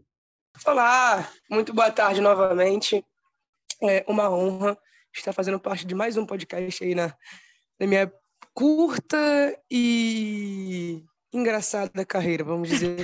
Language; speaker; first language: Portuguese; native; Portuguese